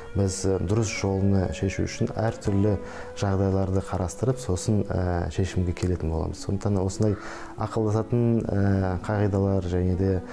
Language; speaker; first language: Kazakh; non-native, local second language; Uzbek